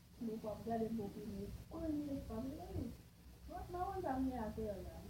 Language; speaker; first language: French; non-native, learner; Haitian Creole